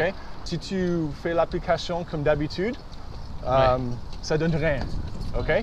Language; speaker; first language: French; early bilingual, heritage; English